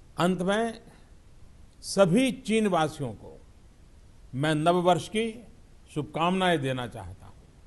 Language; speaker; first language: Hindi; non-native, local second language; Gujarati